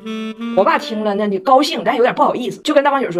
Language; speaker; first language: Chinese; native; Chinese